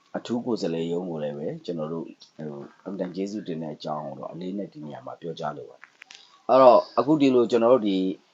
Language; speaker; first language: Burmese; non-native, local second language; Pa'o Karen